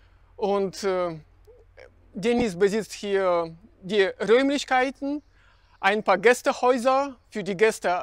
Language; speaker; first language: German; non-native, fluent; Russian